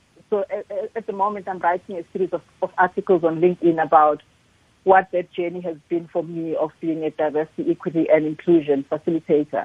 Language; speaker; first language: English; non-native, local second language; Zulu